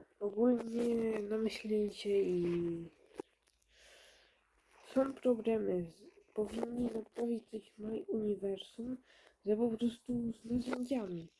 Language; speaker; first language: Polish; early bilingual, other home language; Ukrainian